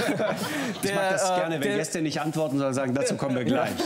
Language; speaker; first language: German; native; German